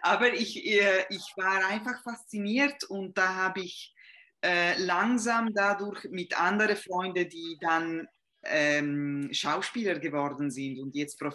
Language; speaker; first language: German; non-native, fluent; Italian